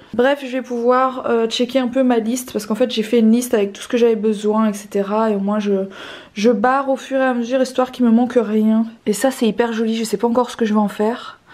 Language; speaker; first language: French; native; French